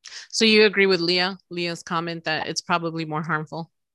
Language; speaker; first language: English; early bilingual, other home language; Spanish